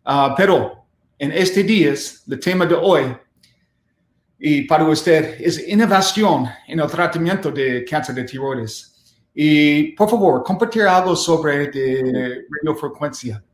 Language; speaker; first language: Spanish; non-native, learner; English